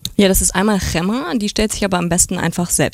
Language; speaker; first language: German; native; German